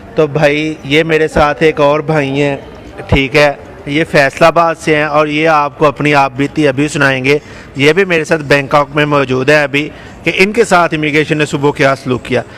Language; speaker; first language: Urdu; non-native, local second language; Punjabi